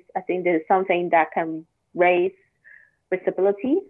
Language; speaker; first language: English; non-native, local second language; Cantonese